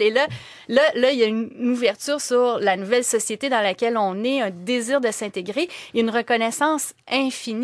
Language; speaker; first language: French; native; French